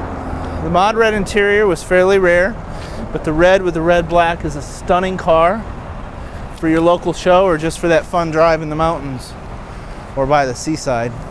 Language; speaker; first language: English; native; English